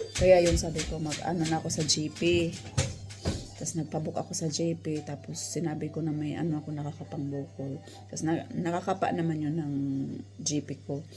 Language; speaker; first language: Filipino; non-native, local second language; Cebuano